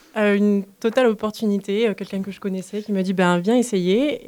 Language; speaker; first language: French; native; French